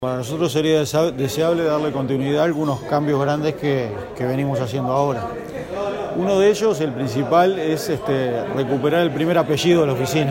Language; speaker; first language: Spanish; native; Spanish